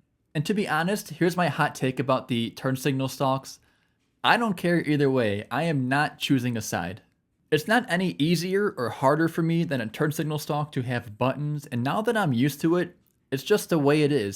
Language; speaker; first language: English; native; English